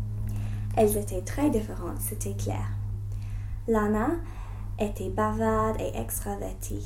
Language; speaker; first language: French; non-native, learner; English